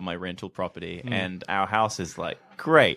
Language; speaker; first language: English; native; English